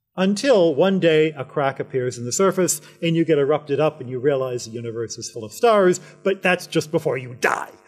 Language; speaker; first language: English; native; English